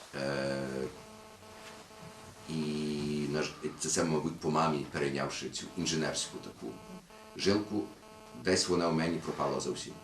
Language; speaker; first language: Ukrainian; early bilingual, heritage; Ukrainian